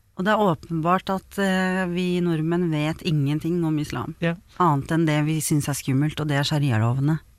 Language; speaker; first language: Norwegian; native; Norwegian